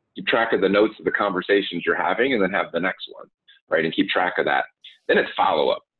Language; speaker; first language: English; native; English